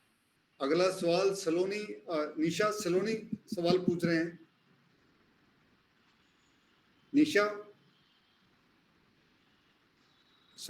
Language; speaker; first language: Hindi; native; Hindi